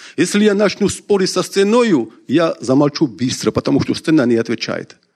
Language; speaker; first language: Russian; non-native, local second language; Georgian